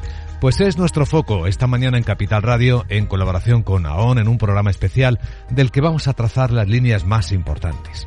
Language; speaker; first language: Spanish; native; Spanish